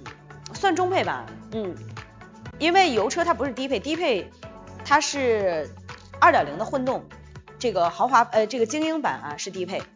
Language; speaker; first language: Chinese; native; Chinese